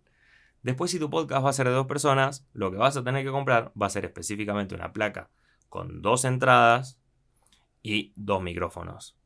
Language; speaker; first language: Spanish; native; Spanish